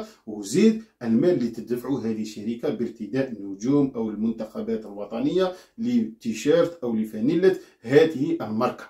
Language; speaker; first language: Arabic; native; Arabic